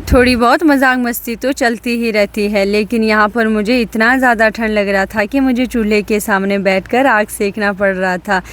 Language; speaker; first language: Hindi; early bilingual, other home language; Nepali